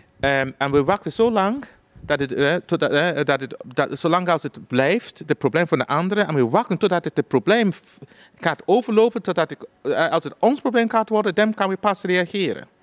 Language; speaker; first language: Dutch; non-native, fluent; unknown